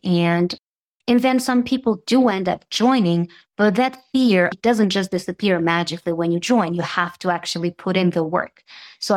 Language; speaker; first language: English; non-native, fluent; Serbian